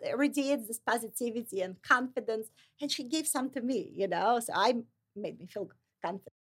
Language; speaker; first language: English; non-native, fluent; Russian